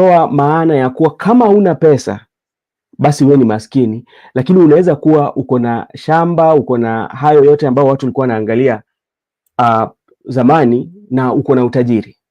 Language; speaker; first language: Swahili; non-native, local second language; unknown